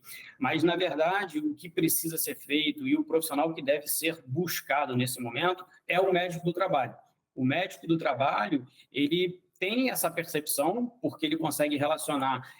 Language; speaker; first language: Portuguese; native; Portuguese